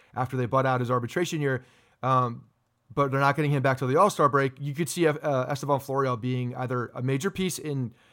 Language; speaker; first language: English; native; English